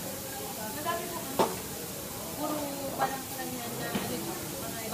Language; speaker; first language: Filipino; non-native, local second language; Iloko